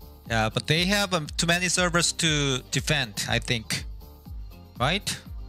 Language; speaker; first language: English; non-native, fluent; Korean